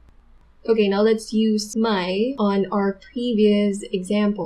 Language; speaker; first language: English; non-native, local second language; Filipino